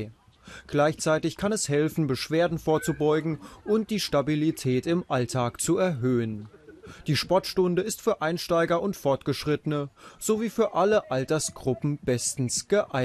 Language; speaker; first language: German; native; German